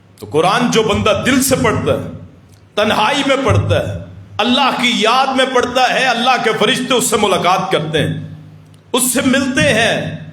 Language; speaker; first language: Urdu; non-native, local second language; Punjabi